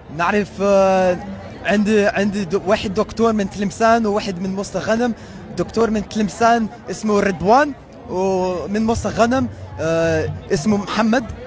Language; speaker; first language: Arabic; non-native, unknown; English